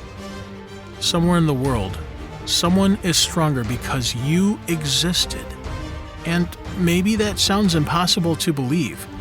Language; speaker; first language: English; native; English